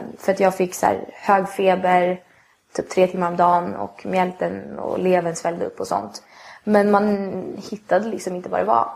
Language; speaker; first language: Swedish; native; Swedish